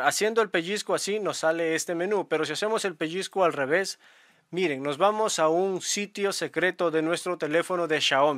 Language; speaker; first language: Spanish; native; Spanish